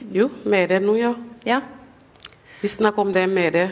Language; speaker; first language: Norwegian; non-native, fluent; English